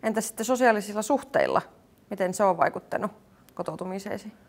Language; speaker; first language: Finnish; native; Finnish